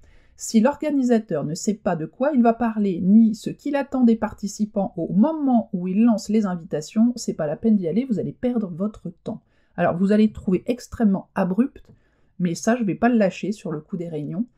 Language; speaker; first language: French; native; French